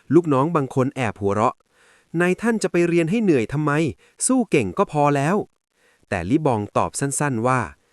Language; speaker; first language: Thai; native; Thai